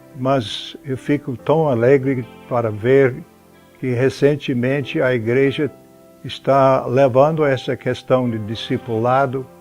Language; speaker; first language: Portuguese; non-native, fluent; English